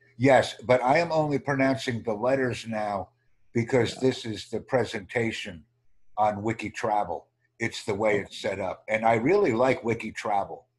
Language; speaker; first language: English; native; English